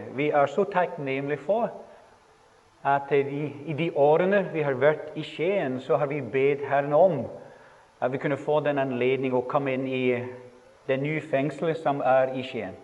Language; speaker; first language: Norwegian; non-native, fluent; English